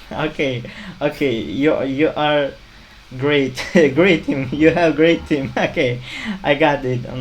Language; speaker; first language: English; non-native, learner; Turkish